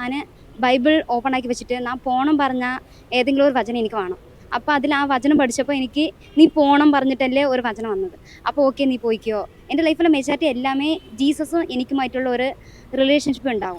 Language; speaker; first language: Malayalam; non-native, local second language; Tamil